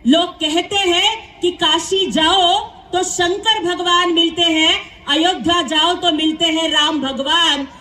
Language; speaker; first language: Hindi; non-native, local second language; Marathi